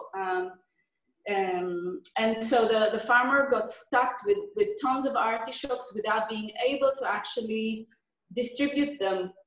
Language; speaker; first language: English; non-native, fluent; Hebrew